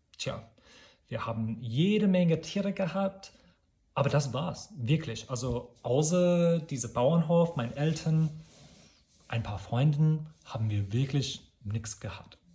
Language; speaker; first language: German; non-native, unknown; English